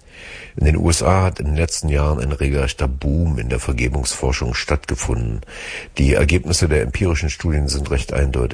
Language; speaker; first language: German; native; German